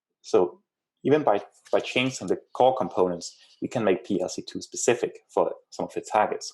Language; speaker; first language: English; non-native, fluent; Danish